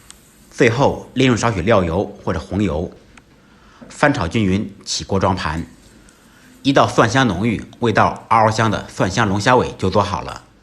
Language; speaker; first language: Chinese; native; Chinese